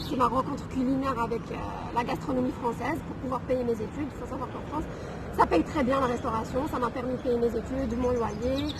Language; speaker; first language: French; non-native, local second language; Arabic